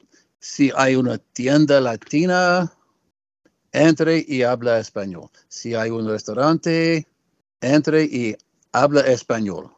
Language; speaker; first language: Spanish; non-native, learner; English